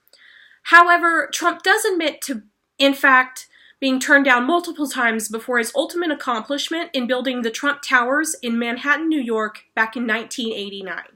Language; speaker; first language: English; native; English